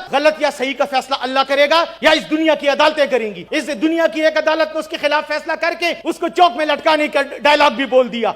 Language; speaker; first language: Urdu; non-native, local second language; Pashto